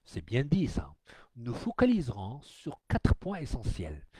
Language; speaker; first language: French; non-native, local second language; Arabic